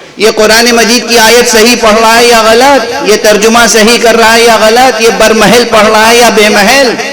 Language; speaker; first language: Urdu; native; Urdu